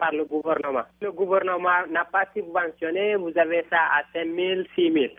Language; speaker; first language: French; non-native, local second language; Fula